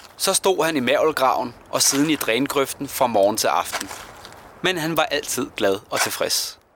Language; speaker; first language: Danish; native; Danish